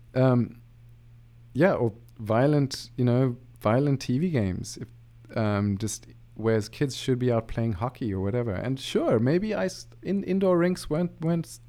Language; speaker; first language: English; native; English